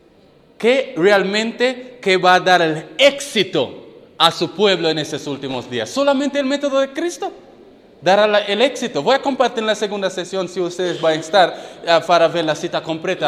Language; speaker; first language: Spanish; non-native, fluent; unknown